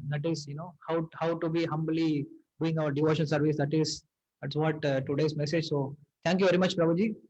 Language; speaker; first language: English; non-native, local second language; Tamil